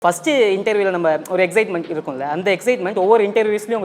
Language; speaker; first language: Tamil; native; Tamil